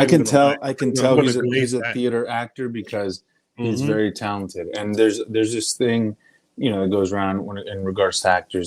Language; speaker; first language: English; native; English